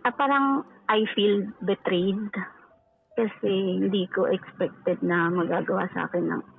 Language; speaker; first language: Filipino; native; Filipino